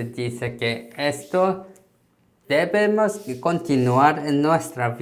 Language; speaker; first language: Spanish; non-native, learner; Korean